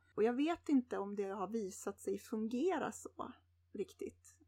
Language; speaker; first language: Swedish; native; Swedish